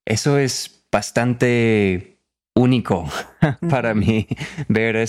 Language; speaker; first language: Spanish; non-native, fluent; English